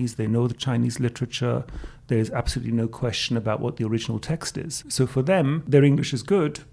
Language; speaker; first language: English; non-native, fluent; German